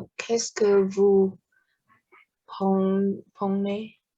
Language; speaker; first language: French; non-native, learner; Vietnamese